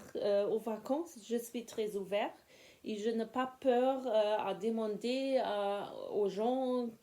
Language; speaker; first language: French; non-native, fluent; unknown